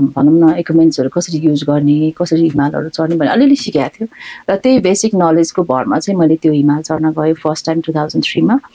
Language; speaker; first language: Nepali; non-native, local second language; Sherpa